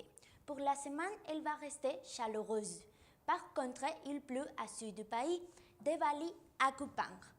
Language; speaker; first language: French; non-native, learner; Spanish